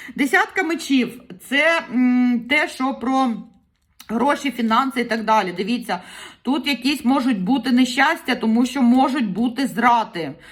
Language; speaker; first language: Ukrainian; non-native, local second language; Russian